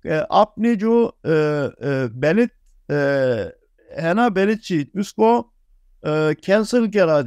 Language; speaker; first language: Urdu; non-native, fluent; Turkish